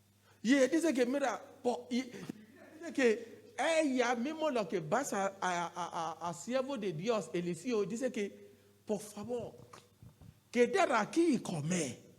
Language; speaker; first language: Spanish; non-native, learner; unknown